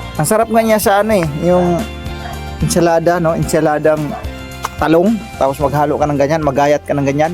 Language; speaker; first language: Filipino; non-native, local second language; Cebuano